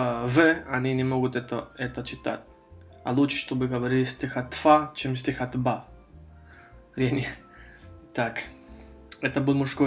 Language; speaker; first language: Russian; non-native, fluent; Spanish